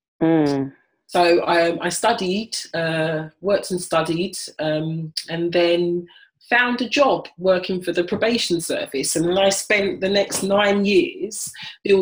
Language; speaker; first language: English; native; English